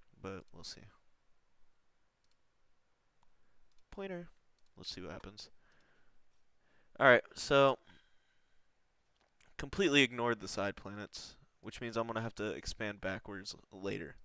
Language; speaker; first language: English; native; English